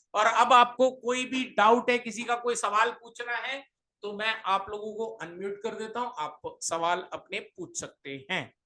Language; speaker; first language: Hindi; native; Hindi